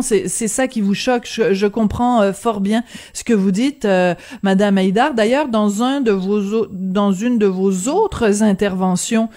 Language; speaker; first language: French; native; French